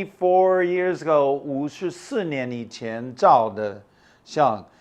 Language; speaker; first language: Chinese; non-native, fluent; English